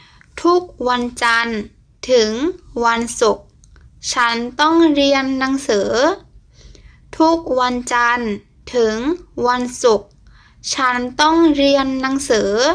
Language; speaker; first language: Thai; non-native, fluent; Burmese